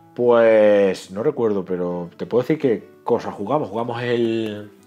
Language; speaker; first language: Spanish; native; Spanish